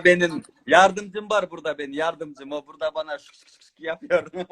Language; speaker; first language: Turkish; non-native, learner; Kyrgyz